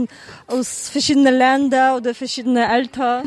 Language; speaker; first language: German; non-native, fluent; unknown